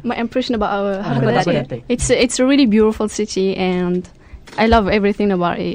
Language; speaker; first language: English; non-native, fluent; French